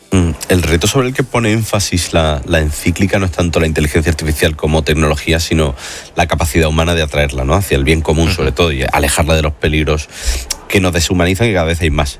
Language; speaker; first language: Spanish; native; Spanish